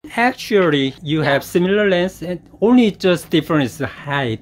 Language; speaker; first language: English; non-native, learner; Korean